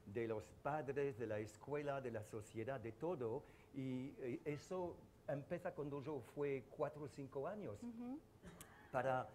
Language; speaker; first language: Spanish; non-native, learner; French